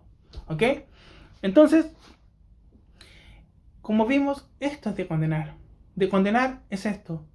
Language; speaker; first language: Spanish; native; Spanish